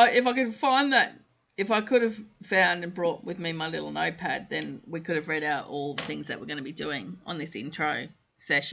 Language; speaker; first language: English; native; English